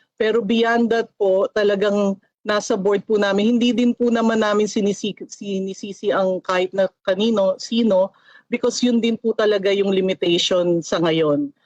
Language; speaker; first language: Filipino; native; Filipino